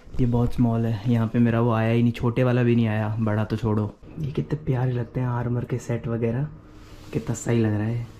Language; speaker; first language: Hindi; native; Hindi